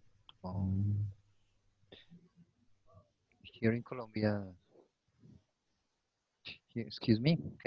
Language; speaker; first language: English; non-native, learner; Spanish